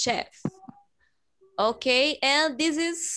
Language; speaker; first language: English; non-native, fluent; Portuguese